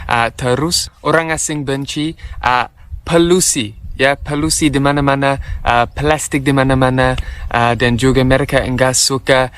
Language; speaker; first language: Indonesian; non-native, learner; English